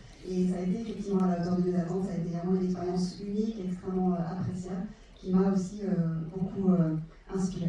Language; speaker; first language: French; native; French